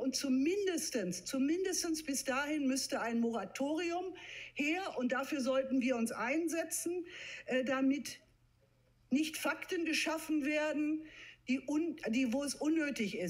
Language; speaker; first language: German; native; German